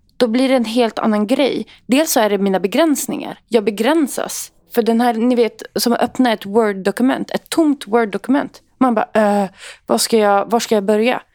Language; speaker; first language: Swedish; early bilingual, other home language; Arabic